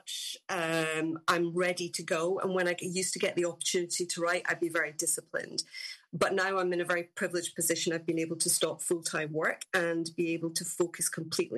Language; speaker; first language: English; native; English